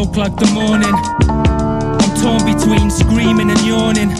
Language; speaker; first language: English; native; English